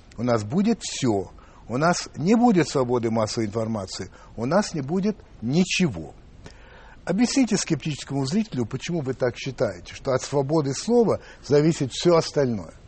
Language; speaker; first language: Russian; early bilingual, other home language; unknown